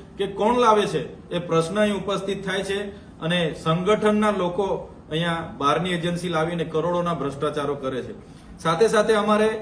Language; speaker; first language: Gujarati; non-native, local second language; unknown